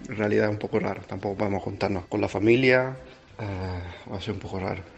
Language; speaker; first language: Spanish; native; Spanish